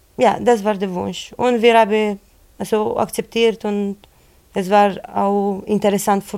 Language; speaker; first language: German; non-native, learner; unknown